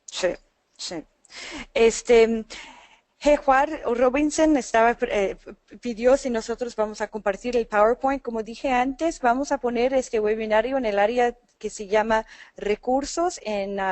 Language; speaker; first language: Spanish; non-native, fluent; English